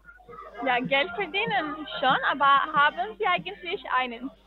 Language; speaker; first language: German; non-native, fluent; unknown